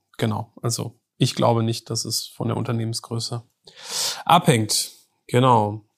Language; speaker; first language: German; native; German